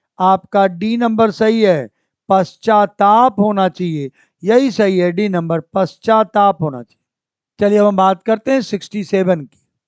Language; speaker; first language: Hindi; native; Hindi